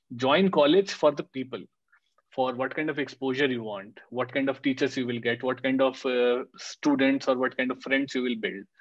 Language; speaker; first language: English; non-native, local second language; Hindi